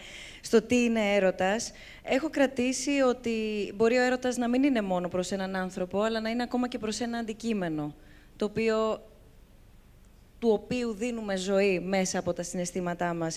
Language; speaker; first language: Greek; native; Greek